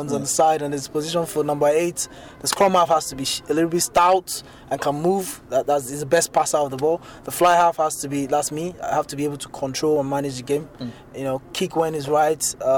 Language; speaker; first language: English; non-native, local second language; Yoruba